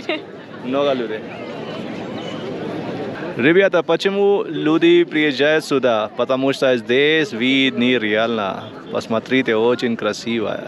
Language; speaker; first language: Russian; non-native, learner; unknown